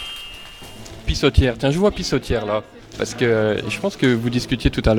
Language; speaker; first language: French; native; French